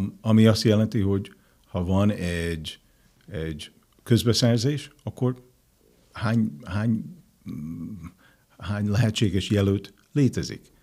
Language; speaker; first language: Hungarian; non-native, fluent; English